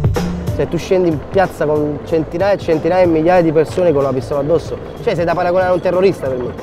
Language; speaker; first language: Italian; native; Italian